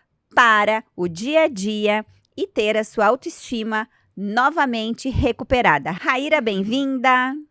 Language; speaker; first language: Portuguese; native; Portuguese